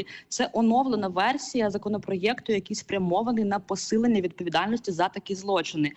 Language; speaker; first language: Ukrainian; native; Ukrainian